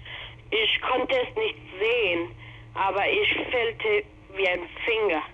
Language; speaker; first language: German; non-native, learner; Spanish